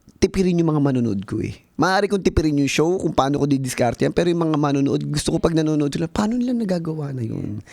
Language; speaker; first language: Filipino; native; Filipino